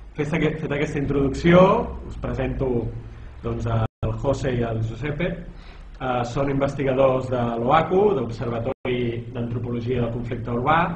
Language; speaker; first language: Catalan; native; Catalan